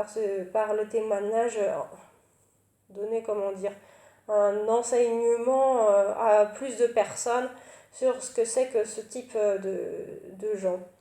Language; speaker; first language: French; native; French